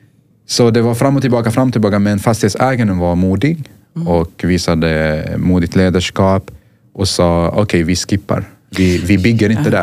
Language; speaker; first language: Swedish; non-native, fluent; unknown